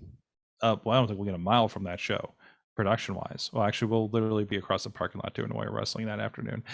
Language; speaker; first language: English; native; English